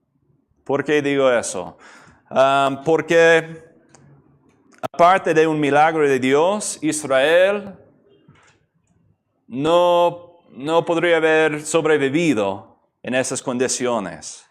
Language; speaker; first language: Spanish; non-native, fluent; English